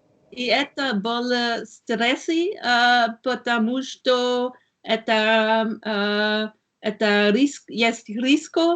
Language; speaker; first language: Russian; non-native, learner; German